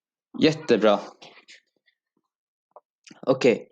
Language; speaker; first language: Swedish; non-native, fluent; Urdu